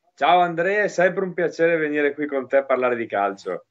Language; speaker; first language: Italian; native; Italian